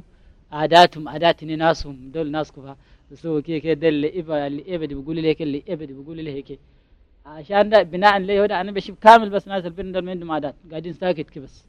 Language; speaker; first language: Arabic; native; Arabic